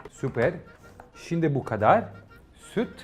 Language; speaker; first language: Turkish; non-native, learner; Italian